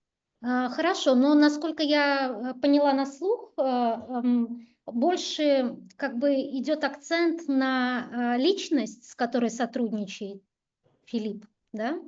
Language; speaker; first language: Russian; native; Russian